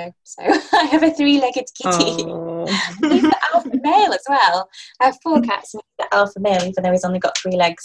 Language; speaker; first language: English; native; English